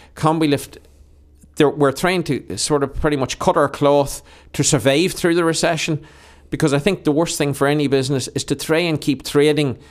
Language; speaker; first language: English; native; English